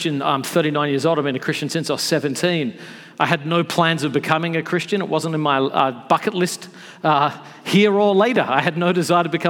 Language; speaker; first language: English; native; English